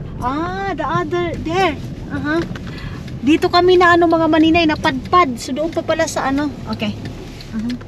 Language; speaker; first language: Filipino; non-native, local second language; Cebuano